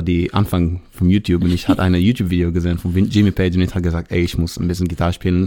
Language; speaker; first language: German; non-native, learner; Hebrew